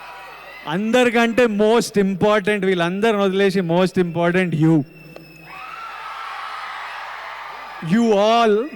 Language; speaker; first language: Telugu; native; Telugu